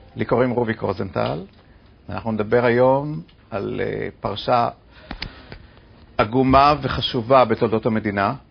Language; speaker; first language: Hebrew; native; Hebrew